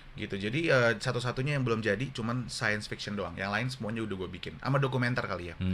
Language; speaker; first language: Indonesian; native; Indonesian